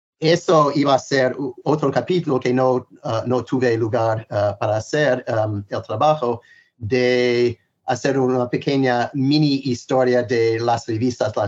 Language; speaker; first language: Spanish; non-native, fluent; English